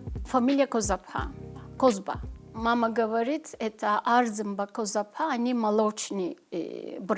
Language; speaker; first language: Russian; non-native, learner; Turkish